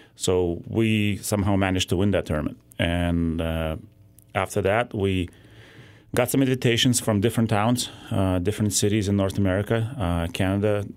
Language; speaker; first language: English; non-native, fluent; Lithuanian